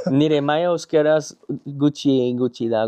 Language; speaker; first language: Basque; non-native, learner; English